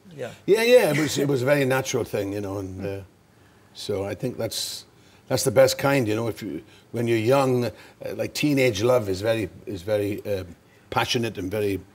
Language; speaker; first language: English; native; English